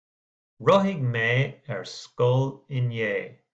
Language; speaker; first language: Irish; non-native, local second language; English